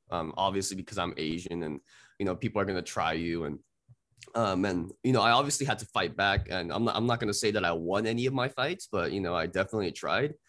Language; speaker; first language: English; native; English